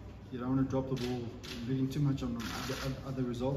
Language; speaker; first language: English; non-native, local second language; Afrikaans